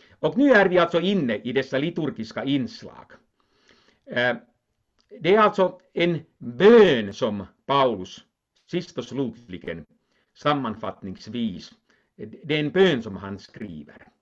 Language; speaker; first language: Swedish; non-native, local second language; Finnish